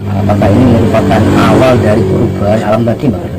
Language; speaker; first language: Indonesian; native; Indonesian